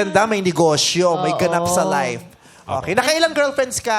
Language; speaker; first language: Filipino; native; Filipino